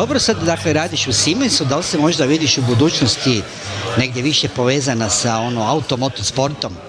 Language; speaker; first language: Croatian; native; Croatian